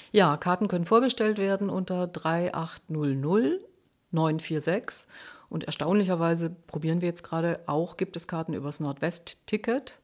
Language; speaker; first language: German; native; German